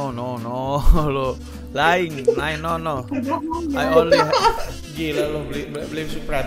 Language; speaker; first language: English; non-native, learner; Indonesian